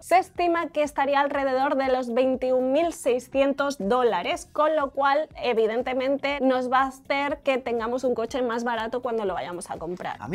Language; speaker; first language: Spanish; native; Spanish